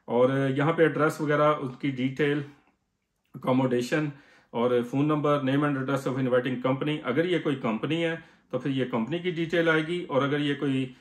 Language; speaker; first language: Urdu; native; Urdu